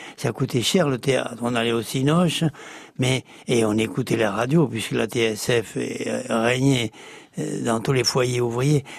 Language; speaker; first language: French; native; French